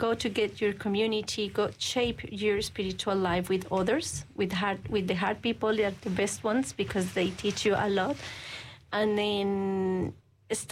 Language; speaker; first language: English; non-native, fluent; Spanish